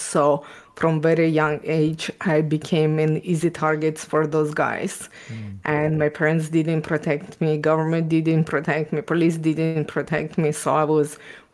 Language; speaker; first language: English; non-native, fluent; Ukrainian